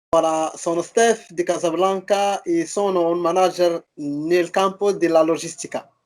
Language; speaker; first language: Italian; non-native, learner; Arabic